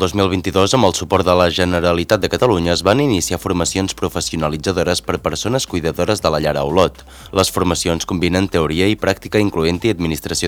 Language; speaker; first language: Catalan; native; Catalan